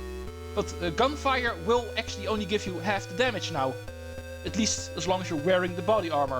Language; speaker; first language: English; non-native, fluent; Dutch